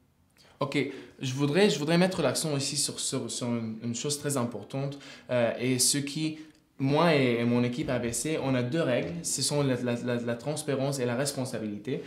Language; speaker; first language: French; non-native, fluent; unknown